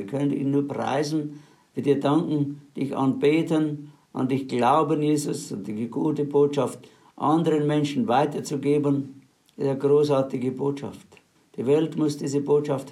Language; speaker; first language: German; native; German